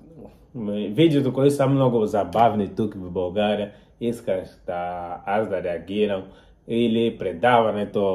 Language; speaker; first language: Bulgarian; non-native, learner; Portuguese